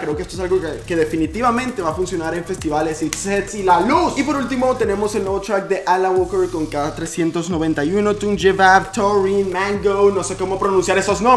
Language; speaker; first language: Spanish; native; Spanish